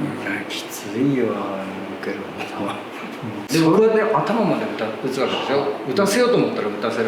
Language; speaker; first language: Japanese; native; Japanese